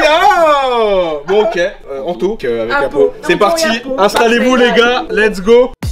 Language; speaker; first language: French; native; French